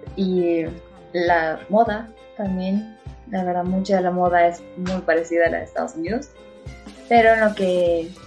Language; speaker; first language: Spanish; native; Spanish